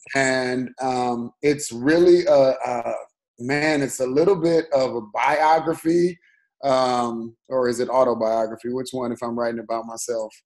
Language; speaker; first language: English; native; English